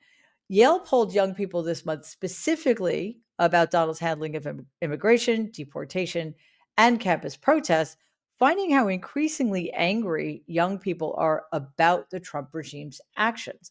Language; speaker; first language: English; native; English